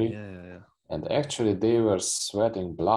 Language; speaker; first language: English; non-native, fluent; Hungarian